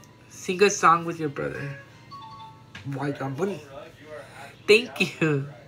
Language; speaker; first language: English; early bilingual, other home language; Spanish